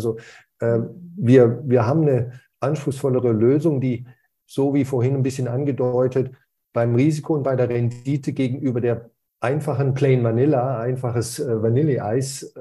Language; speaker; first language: German; native; German